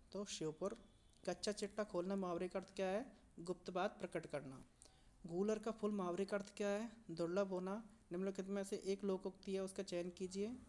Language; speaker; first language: Hindi; native; Hindi